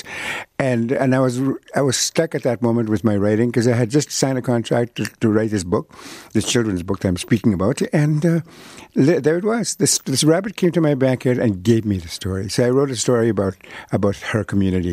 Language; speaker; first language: English; non-native, fluent; Cree